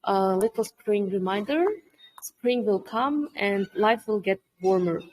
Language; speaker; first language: English; non-native, fluent; Kyrgyz